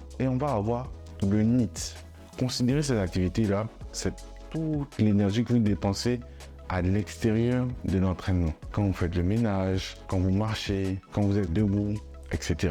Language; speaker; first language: French; native; French